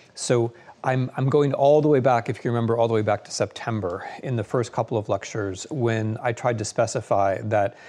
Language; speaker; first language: English; native; English